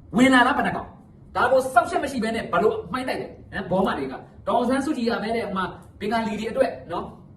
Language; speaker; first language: Burmese; native; Burmese